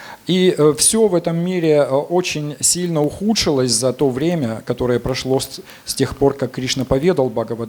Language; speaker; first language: Russian; native; Russian